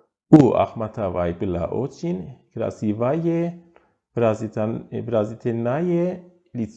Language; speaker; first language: Russian; non-native, fluent; Persian